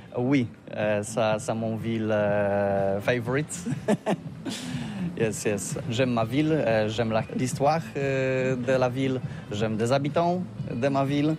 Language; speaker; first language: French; non-native, learner; Polish